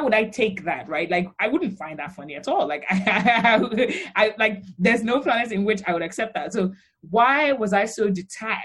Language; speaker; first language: English; non-native, local second language; Yoruba